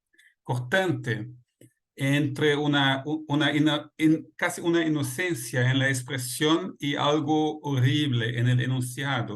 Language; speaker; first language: Spanish; non-native, fluent; Portuguese